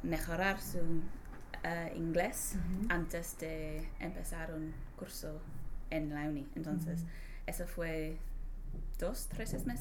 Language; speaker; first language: Spanish; non-native, learner; English